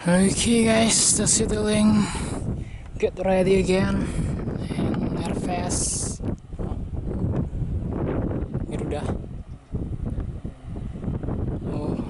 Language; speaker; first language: English; non-native, learner; Indonesian